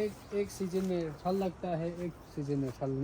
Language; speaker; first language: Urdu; non-native, local second language; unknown